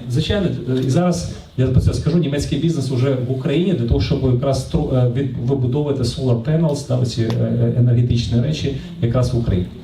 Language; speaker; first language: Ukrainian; non-native, local second language; Russian